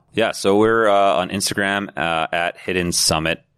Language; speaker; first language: English; native; English